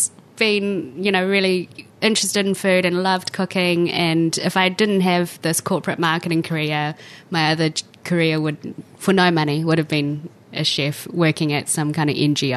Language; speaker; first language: English; native; English